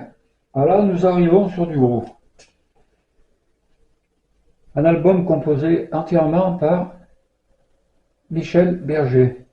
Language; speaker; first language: French; native; French